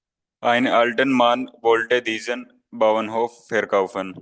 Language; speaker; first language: German; non-native, learner; Hindi